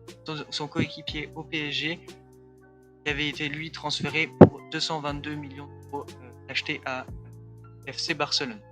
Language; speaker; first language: French; native; French